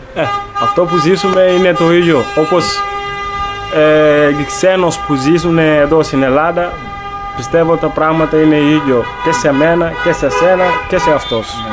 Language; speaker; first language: Greek; non-native, learner; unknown